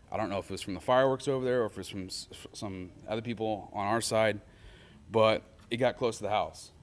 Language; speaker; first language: English; native; English